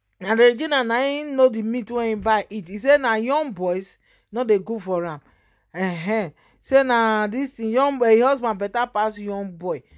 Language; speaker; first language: Nigerian Pidgin; native; Nigerian Pidgin